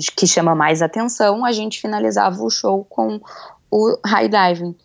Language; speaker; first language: Portuguese; native; Portuguese